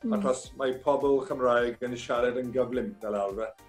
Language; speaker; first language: Welsh; non-native, fluent; English